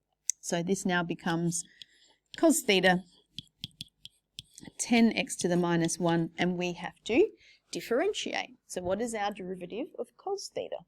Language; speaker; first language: English; native; English